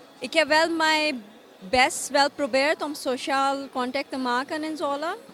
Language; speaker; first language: Dutch; non-native, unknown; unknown